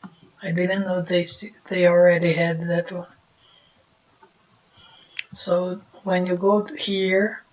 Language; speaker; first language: English; non-native, fluent; Portuguese